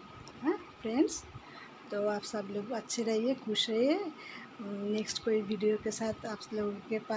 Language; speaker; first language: Hindi; non-native, local second language; Assamese